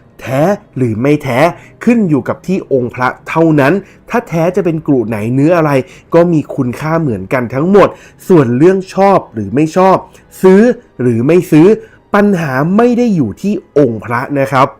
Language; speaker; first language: Thai; native; Thai